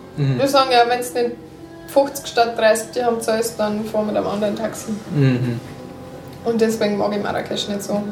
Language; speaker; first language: German; native; German